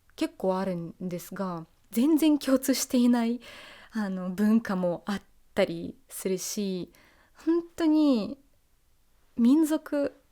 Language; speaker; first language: Japanese; non-native, fluent; Russian